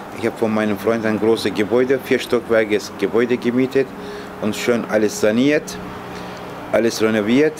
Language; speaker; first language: German; non-native, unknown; Turkish